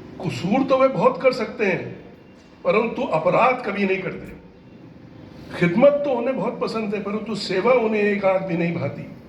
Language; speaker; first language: Hindi; native; Hindi